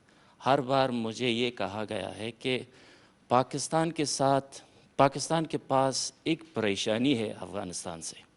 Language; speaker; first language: Hindi; non-native, fluent; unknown